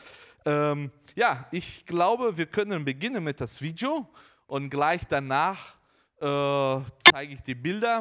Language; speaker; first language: German; early bilingual, heritage; Portuguese